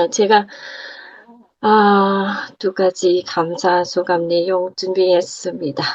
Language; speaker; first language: Korean; non-native, learner; Thai